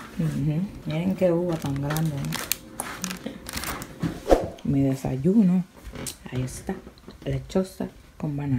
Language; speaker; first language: Spanish; native; Spanish